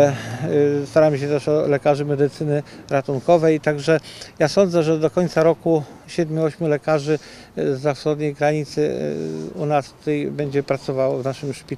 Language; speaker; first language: Polish; native; Polish